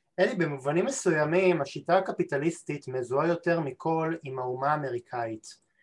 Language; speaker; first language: Hebrew; native; Hebrew